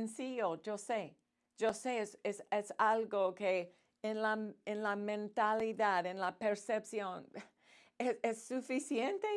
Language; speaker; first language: Spanish; non-native, fluent; English